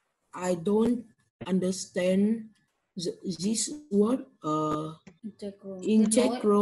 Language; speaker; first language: English; non-native, learner; Vietnamese